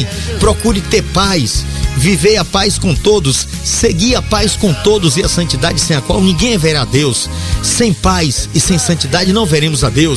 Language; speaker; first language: Portuguese; native; Portuguese